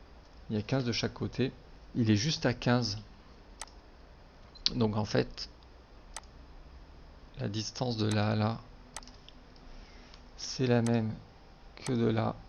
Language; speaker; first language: French; native; French